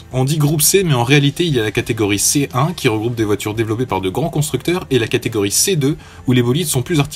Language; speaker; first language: French; native; French